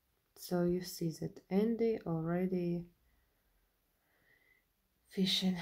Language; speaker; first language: English; non-native, learner; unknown